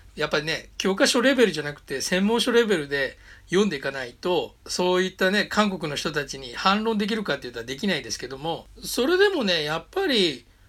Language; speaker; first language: Japanese; native; Japanese